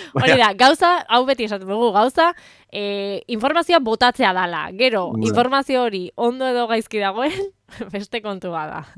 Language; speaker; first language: Basque; native; Basque